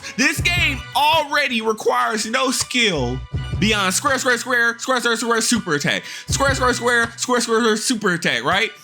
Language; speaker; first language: English; native; English